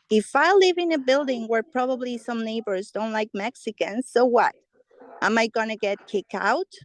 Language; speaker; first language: English; non-native, fluent; Spanish